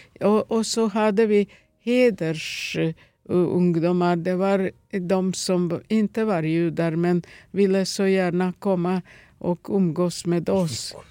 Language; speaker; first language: Swedish; non-native, fluent; Serbian